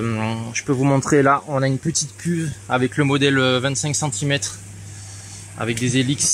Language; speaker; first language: French; native; French